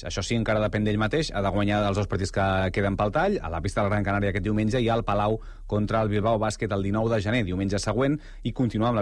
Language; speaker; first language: Catalan; native; Catalan